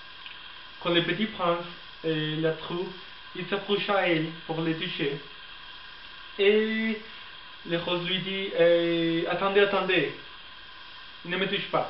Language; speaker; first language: French; non-native, learner; Spanish